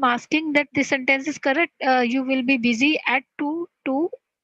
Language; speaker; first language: English; non-native, learner; Hindi